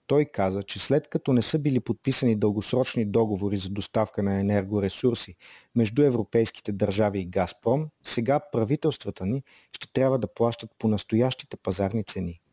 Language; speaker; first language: Bulgarian; native; Bulgarian